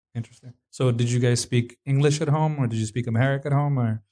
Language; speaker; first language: English; non-native, fluent; Amharic